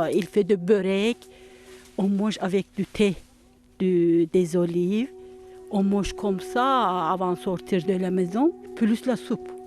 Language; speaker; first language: French; non-native, learner; Turkish